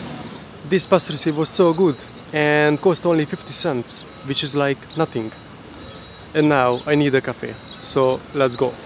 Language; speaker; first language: English; non-native, learner; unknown